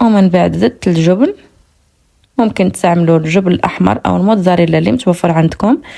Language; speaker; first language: Arabic; native; Arabic